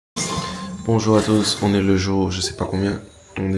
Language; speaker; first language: French; native; French